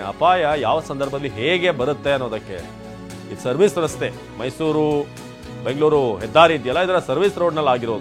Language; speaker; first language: Kannada; native; Kannada